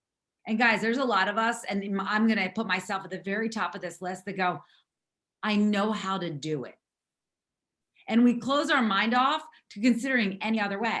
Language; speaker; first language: English; native; English